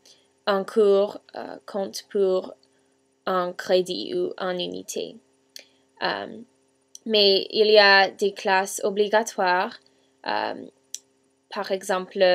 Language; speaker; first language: French; non-native, learner; English